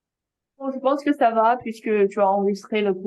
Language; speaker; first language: French; non-native, fluent; Chinese